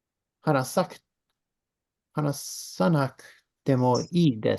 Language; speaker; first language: Japanese; non-native, learner; English